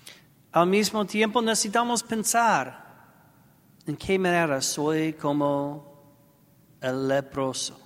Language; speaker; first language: Spanish; non-native, learner; English